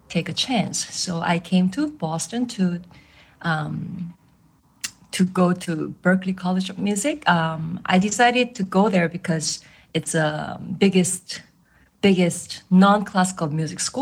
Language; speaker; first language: English; non-native, fluent; Korean